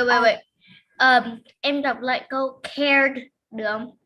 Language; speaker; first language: Vietnamese; native; Vietnamese